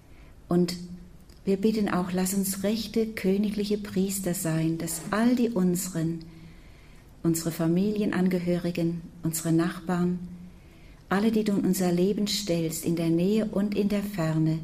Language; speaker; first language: German; native; German